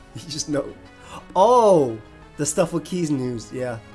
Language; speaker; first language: English; native; English